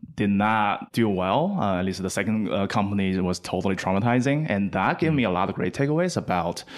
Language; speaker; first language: English; non-native, fluent; Chinese